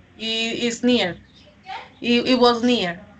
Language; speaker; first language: English; non-native, learner; Spanish